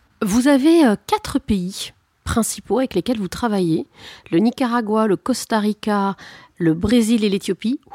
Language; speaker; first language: French; native; French